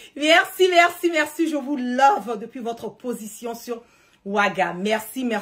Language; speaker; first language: French; early bilingual, heritage; French